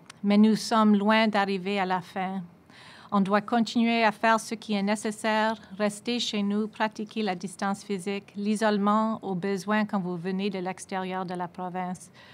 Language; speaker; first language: French; non-native, fluent; English